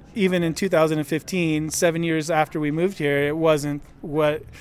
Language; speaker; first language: English; native; English